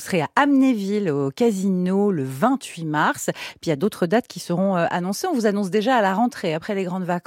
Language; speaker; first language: French; native; French